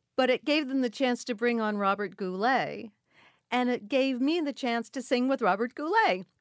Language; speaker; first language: English; native; English